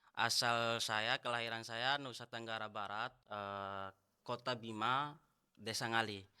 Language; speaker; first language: Indonesian; non-native, local second language; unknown